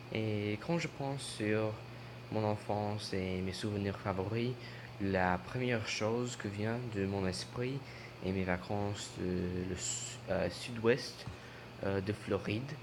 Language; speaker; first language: French; non-native, learner; English